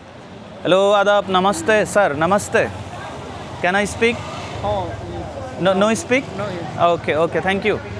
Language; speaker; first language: Hindi; non-native, learner; Bangla